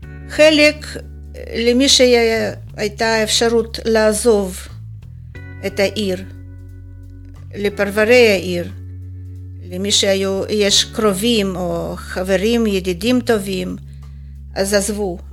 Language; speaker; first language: Hebrew; non-native, fluent; Russian